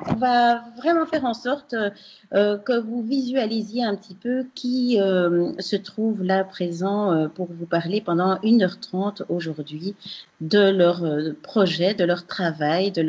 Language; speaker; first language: French; native; French